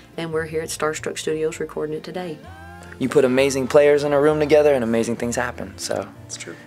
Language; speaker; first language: English; native; English